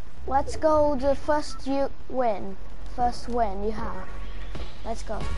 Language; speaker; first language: English; non-native, learner; Portuguese